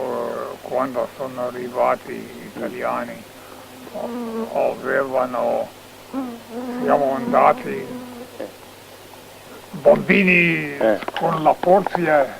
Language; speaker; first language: Italian; non-native, learner; Slovenian